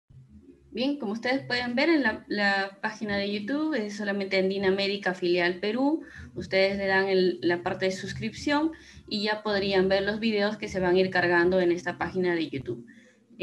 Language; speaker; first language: Spanish; native; Spanish